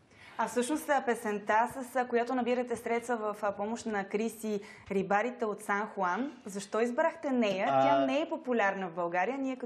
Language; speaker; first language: Bulgarian; native; Bulgarian